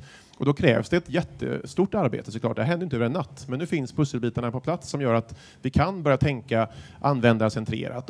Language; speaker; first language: Swedish; native; Swedish